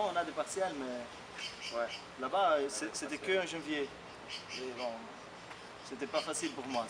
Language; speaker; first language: French; non-native, fluent; Portuguese